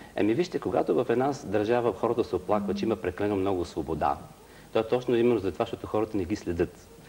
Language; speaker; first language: Bulgarian; native; Bulgarian